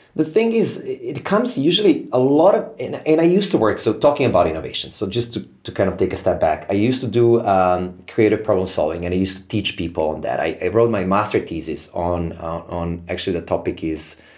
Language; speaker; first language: English; non-native, fluent; Serbian